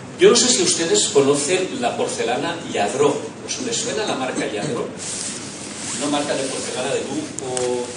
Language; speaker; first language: Spanish; non-native, local second language; Catalan